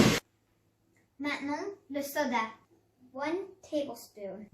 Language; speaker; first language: French; non-native, learner; English